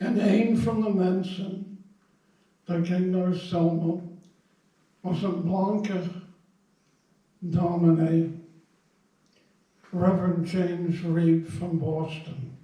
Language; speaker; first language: Dutch; non-native, fluent; English